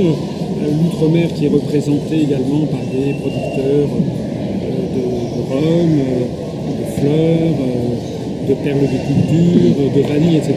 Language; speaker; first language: French; native; French